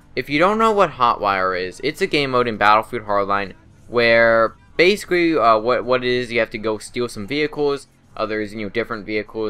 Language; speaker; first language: English; native; English